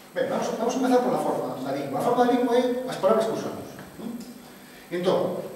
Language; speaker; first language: Galician; non-native, local second language; Spanish